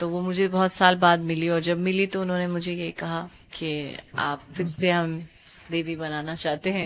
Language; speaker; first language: Hindi; non-native, local second language; Bangla